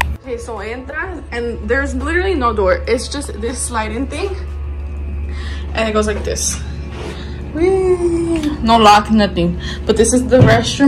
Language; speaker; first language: English; early bilingual, other home language; Spanish